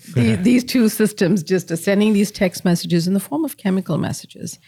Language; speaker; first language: English; native; English